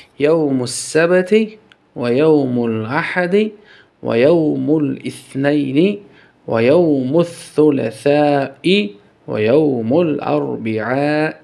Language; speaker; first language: Arabic; non-native, fluent; Tajik